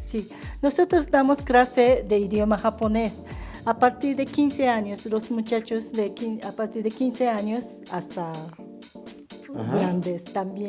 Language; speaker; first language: Spanish; non-native, fluent; Japanese